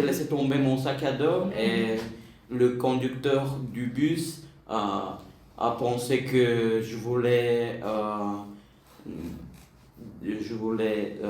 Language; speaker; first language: French; non-native, learner; Bulgarian